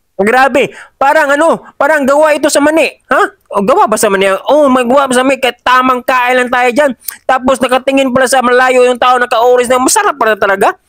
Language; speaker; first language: Filipino; non-native, local second language; Cebuano